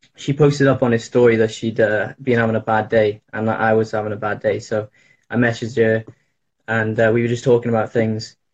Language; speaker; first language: English; native; English